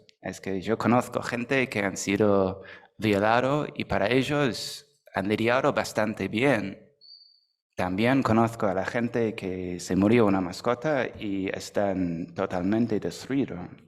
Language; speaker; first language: Spanish; non-native, fluent; English